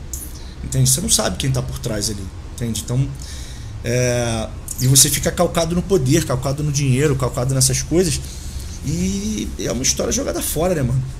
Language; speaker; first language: Portuguese; native; Portuguese